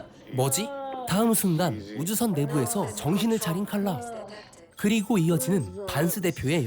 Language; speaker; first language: Korean; native; Korean